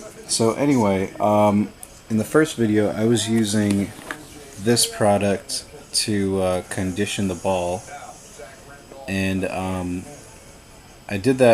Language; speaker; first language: English; native; English